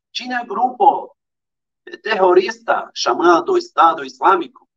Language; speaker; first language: Portuguese; non-native, fluent; Arabic